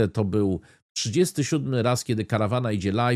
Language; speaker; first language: Polish; native; Polish